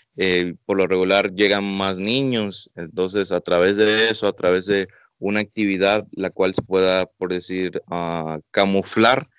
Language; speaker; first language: Spanish; native; Spanish